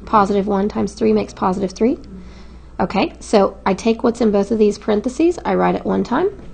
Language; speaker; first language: English; native; English